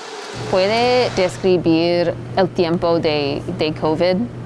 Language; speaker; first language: Spanish; non-native, learner; English